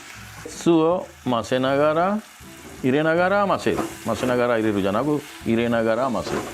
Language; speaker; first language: Japanese; non-native, fluent; Sinhala